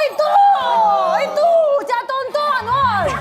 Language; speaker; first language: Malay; non-native, learner; Russian